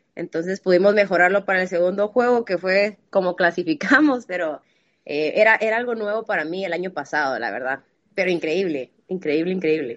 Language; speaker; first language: Spanish; native; Spanish